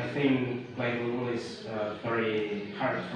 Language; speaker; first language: English; non-native, learner; Indonesian